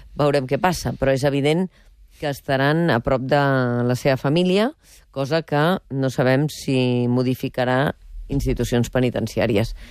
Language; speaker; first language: Catalan; native; Catalan